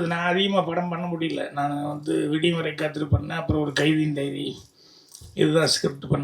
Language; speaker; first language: Tamil; native; Tamil